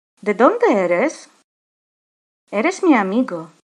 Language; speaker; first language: Spanish; non-native, fluent; Polish